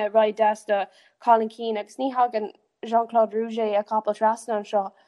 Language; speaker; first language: Irish; non-native, local second language; English